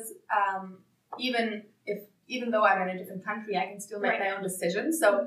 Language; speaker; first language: English; non-native, fluent; German